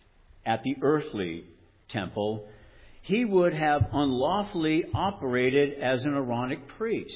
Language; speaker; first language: English; native; English